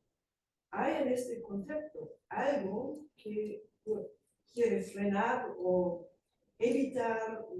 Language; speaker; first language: Spanish; non-native, fluent; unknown